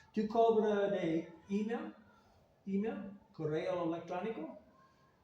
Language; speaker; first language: Spanish; non-native, learner; English